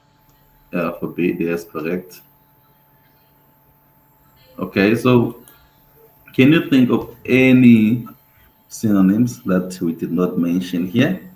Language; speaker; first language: English; non-native, fluent; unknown